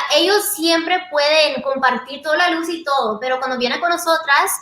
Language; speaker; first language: Spanish; early bilingual, heritage; Spanish